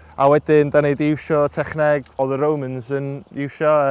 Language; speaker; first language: Welsh; native; Welsh